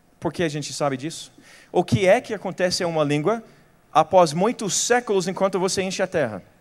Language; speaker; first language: Portuguese; non-native, fluent; English